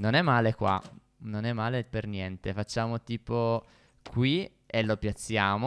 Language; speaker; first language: Italian; native; Italian